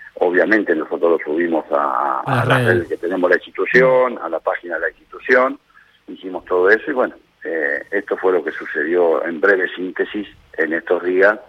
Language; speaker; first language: Spanish; native; Spanish